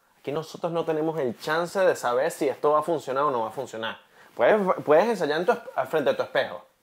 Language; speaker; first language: Spanish; native; Spanish